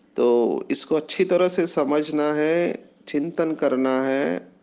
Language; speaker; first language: Hindi; non-native, local second language; Marathi